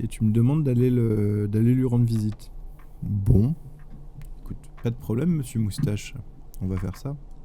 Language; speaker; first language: French; native; French